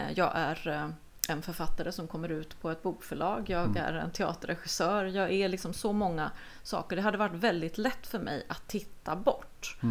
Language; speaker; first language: Swedish; early bilingual, other home language; Spanish